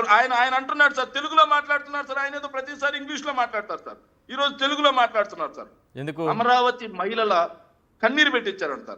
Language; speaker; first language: Telugu; native; Telugu